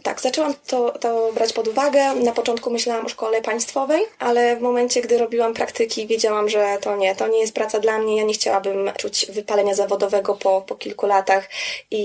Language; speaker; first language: Polish; native; Polish